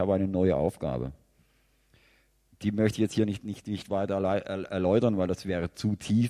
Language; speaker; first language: German; native; German